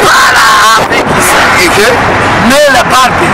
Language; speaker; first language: French; non-native, learner; Rundi